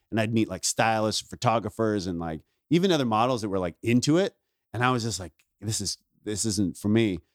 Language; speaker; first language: English; native; English